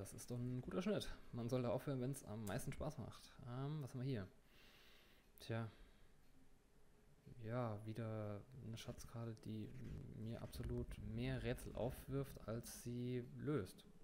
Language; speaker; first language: German; native; German